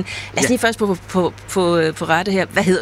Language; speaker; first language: Danish; native; Danish